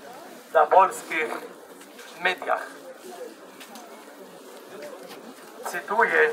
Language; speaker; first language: Polish; non-native, fluent; Arabic